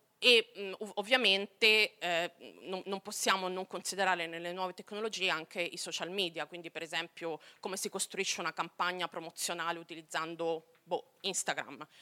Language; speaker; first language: Italian; native; Italian